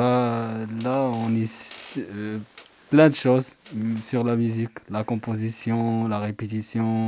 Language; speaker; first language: French; non-native, learner; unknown